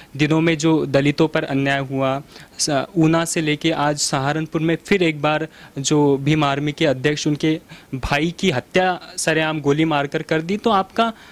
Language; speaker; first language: Hindi; non-native, local second language; Marathi